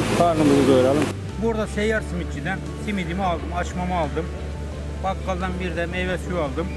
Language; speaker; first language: Turkish; native; Turkish